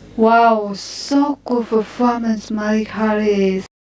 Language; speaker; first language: English; non-native, learner; Indonesian